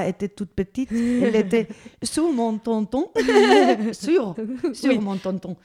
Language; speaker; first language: French; non-native, fluent; Spanish